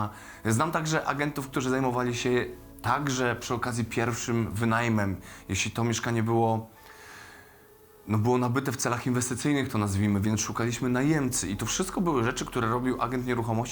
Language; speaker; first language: Polish; native; Polish